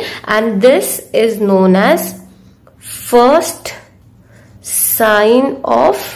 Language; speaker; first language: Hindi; native; Hindi